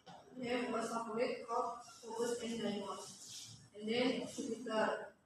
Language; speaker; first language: English; non-native, learner; Indonesian